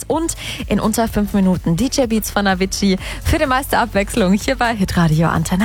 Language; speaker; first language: German; native; German